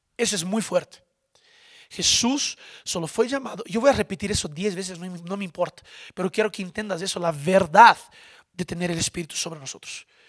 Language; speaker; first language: Spanish; non-native, fluent; Portuguese